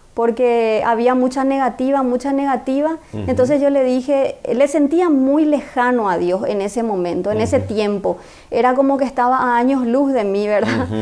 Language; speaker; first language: Spanish; native; Spanish